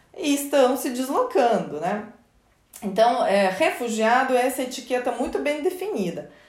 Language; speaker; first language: Portuguese; non-native, fluent; Russian